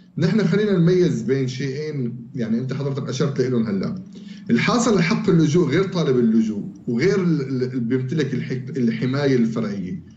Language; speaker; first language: Arabic; native; Arabic